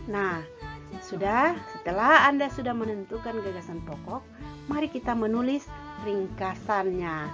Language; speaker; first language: Indonesian; native; Indonesian